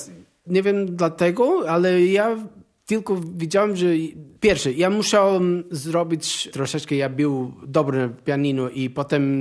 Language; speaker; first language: Polish; non-native, learner; Portuguese